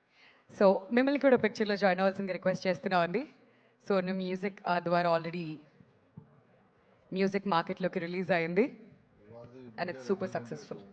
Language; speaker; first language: Telugu; native; Telugu